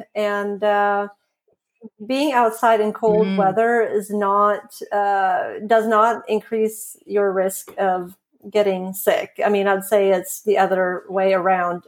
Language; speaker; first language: English; non-native, fluent; Swedish